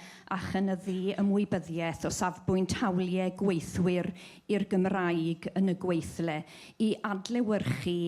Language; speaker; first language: Welsh; native; Welsh